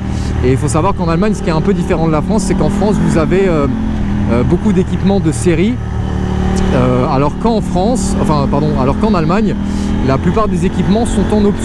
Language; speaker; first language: French; native; French